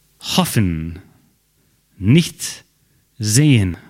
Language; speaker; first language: German; non-native, fluent; English